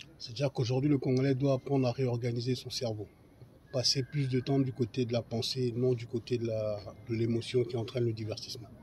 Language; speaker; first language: French; non-native, local second language; Lingala